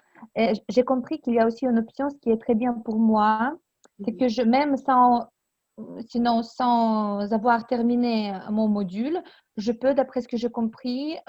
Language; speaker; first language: French; non-native, fluent; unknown